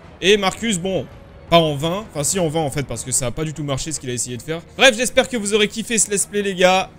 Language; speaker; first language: French; native; French